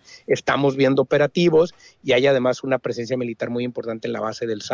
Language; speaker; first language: Spanish; native; Spanish